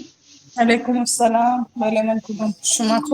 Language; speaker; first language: Persian; non-native, learner; Urdu